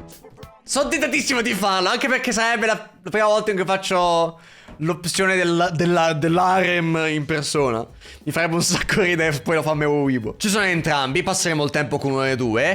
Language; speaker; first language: Italian; native; Italian